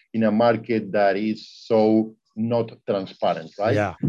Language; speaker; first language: English; non-native, fluent; Spanish